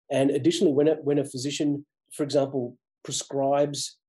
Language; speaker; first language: English; native; English